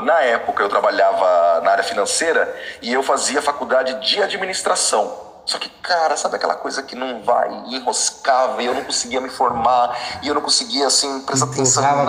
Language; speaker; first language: Portuguese; native; Portuguese